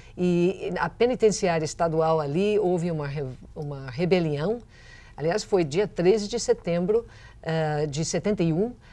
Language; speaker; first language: Portuguese; non-native, fluent; English